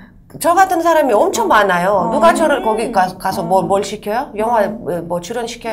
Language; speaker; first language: Korean; non-native, fluent; Russian